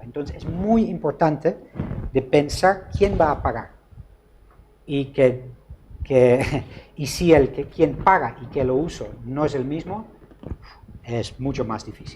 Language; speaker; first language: Spanish; non-native, fluent; Dutch